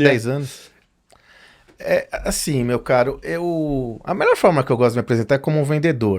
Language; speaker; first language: Portuguese; native; Portuguese